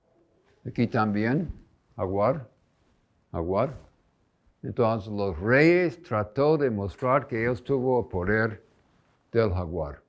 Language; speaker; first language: Spanish; non-native, fluent; English